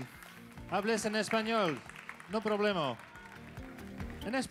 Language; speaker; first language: Spanish; non-native, learner; English